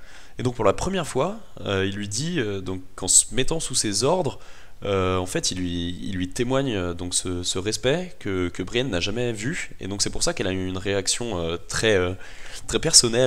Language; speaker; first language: French; native; French